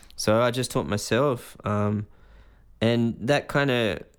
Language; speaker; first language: English; native; English